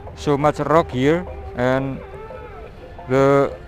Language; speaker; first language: English; non-native, learner; Indonesian